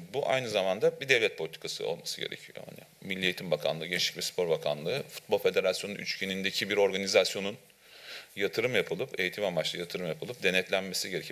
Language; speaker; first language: Turkish; native; Turkish